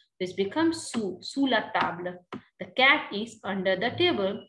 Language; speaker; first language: English; non-native, local second language; Hindi